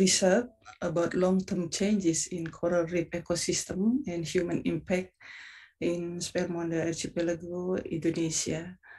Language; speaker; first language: English; non-native, fluent; Indonesian